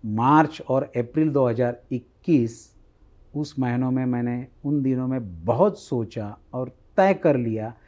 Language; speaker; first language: Hindi; non-native, local second language; Marathi